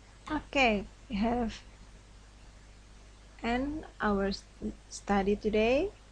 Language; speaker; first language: English; non-native, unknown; Indonesian